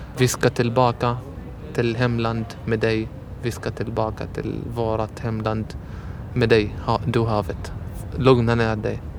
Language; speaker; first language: Swedish; non-native, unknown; Arabic